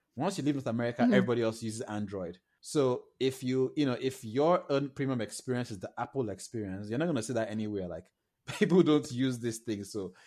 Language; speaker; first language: English; non-native, local second language; Yoruba